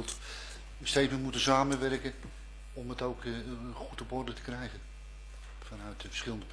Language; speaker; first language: Dutch; native; Dutch